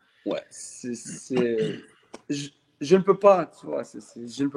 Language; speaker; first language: French; non-native, local second language; Arabic